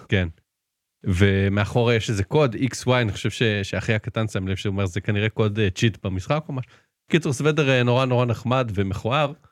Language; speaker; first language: Hebrew; native; Hebrew